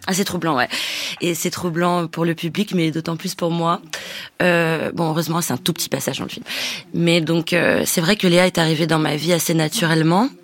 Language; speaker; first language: French; native; French